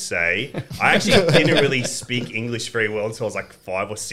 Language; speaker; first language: English; early bilingual, other home language; Greek